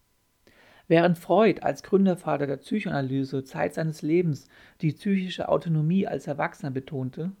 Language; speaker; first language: German; native; German